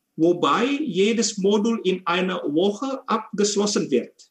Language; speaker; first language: German; non-native, fluent; Indonesian